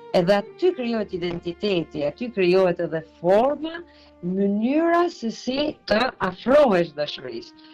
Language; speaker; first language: Albanian; native; Albanian